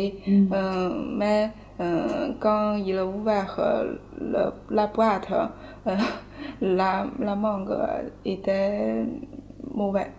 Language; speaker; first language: French; non-native, learner; Chinese